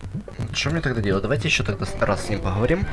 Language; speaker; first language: Russian; native; Russian